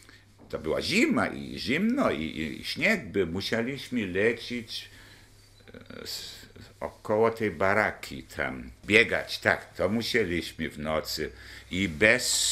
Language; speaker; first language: Polish; non-native, local second language; German